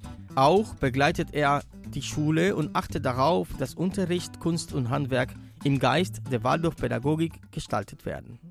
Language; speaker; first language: German; native; German